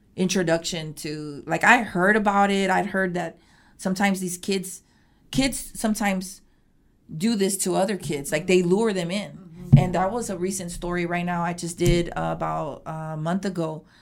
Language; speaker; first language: English; native; English